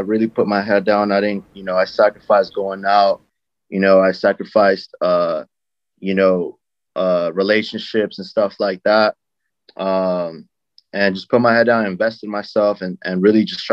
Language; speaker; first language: English; native; English